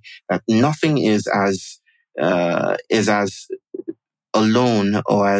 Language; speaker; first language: English; non-native, local second language; Yoruba